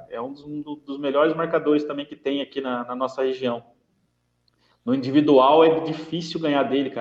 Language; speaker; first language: Portuguese; native; Portuguese